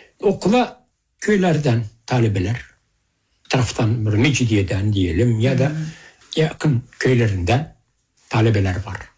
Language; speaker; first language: Turkish; early bilingual, heritage; Turkish